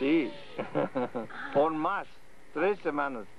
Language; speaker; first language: Spanish; non-native, learner; English